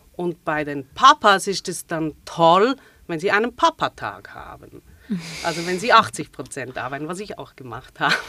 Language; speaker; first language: German; native; German